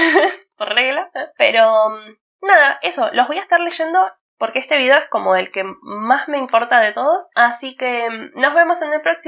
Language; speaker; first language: Spanish; native; Spanish